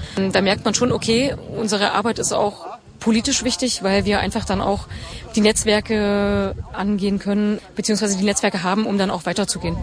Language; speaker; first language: German; native; German